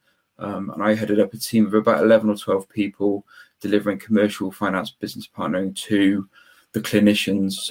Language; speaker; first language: English; native; English